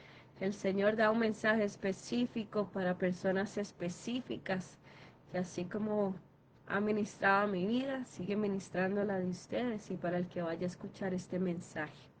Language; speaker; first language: Spanish; native; Spanish